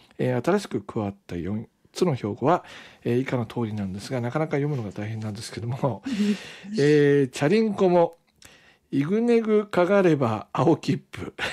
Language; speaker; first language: Japanese; native; Japanese